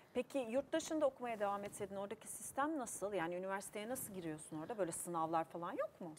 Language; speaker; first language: Turkish; native; Turkish